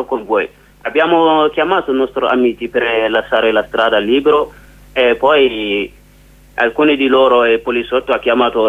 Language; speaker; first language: Italian; non-native, learner; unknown